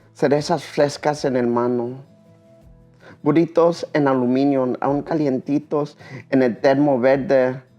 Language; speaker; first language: Spanish; early bilingual, heritage; Spanish